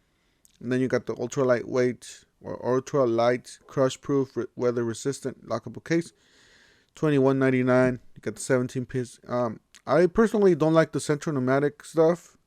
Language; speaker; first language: English; native; English